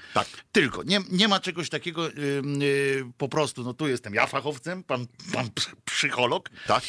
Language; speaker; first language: Polish; native; Polish